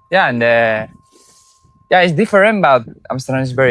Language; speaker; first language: English; non-native, learner; Spanish